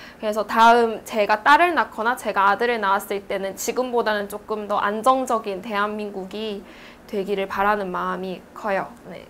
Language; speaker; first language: Korean; native; Korean